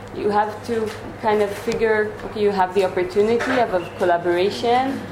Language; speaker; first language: English; non-native, fluent; Hebrew